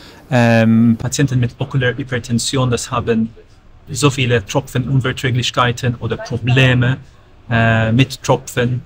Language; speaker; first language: German; non-native, fluent; English